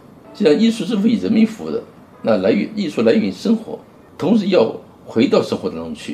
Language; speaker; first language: Chinese; native; Chinese